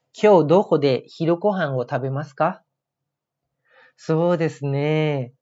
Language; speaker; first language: Japanese; non-native, fluent; Thai